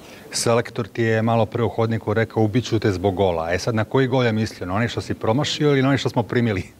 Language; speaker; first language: Serbian; native; Serbian